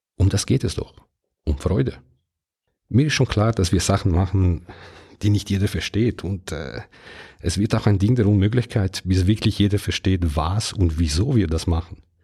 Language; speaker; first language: German; non-native, local second language; Italian